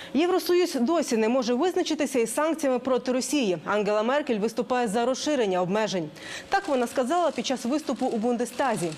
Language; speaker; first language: Ukrainian; native; Ukrainian